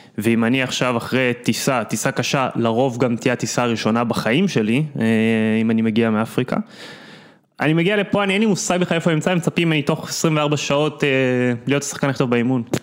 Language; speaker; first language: Hebrew; native; Hebrew